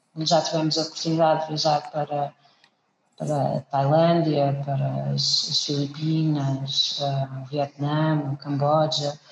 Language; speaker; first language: Portuguese; native; Portuguese